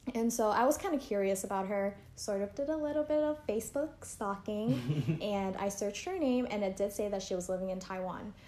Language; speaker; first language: English; native; English